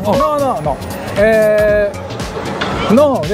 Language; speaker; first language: English; non-native, learner; Japanese